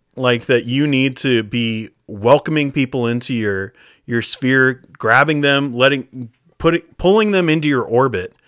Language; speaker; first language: English; native; English